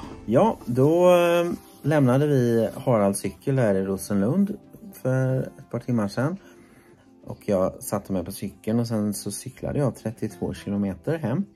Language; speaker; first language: Swedish; native; Swedish